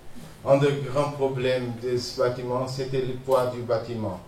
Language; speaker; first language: French; non-native, fluent; Portuguese